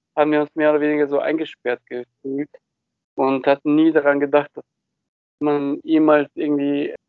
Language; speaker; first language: German; early bilingual, other home language; Bulgarian